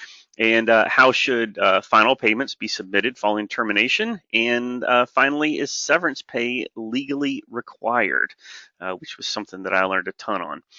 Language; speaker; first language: English; native; English